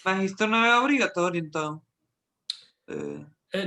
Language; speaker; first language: Portuguese; non-native, fluent; Spanish